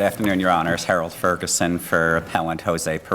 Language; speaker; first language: English; native; English